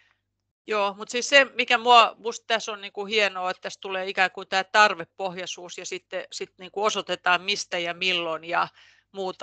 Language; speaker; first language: Finnish; native; Finnish